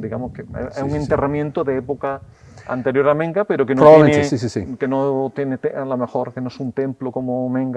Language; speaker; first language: Spanish; native; Spanish